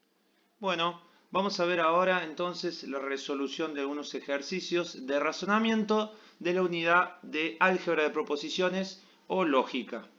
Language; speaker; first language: Spanish; native; Spanish